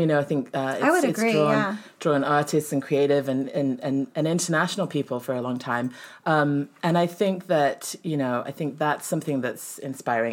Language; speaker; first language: English; native; English